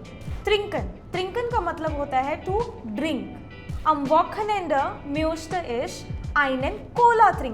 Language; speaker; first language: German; non-native, fluent; Hindi